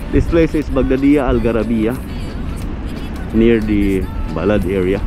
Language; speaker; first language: English; non-native, local second language; Filipino